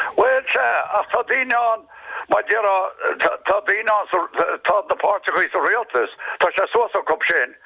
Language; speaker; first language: Irish; native; Irish